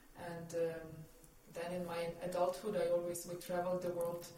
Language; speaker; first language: English; non-native, fluent; Ukrainian